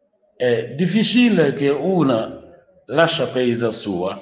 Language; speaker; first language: Italian; non-native, learner; Wolof